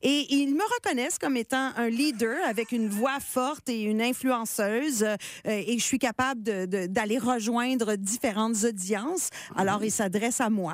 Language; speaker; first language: French; native; French